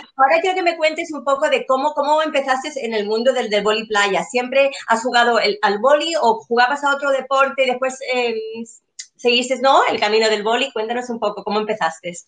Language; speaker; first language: Spanish; native; Spanish